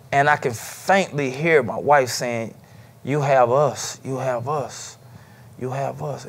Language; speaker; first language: English; native; English